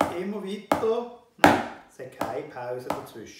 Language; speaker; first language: German; native; German